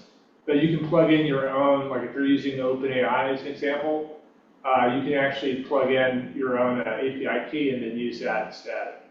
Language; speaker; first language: English; native; English